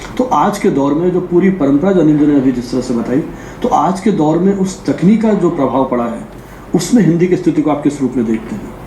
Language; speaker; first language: Hindi; native; Hindi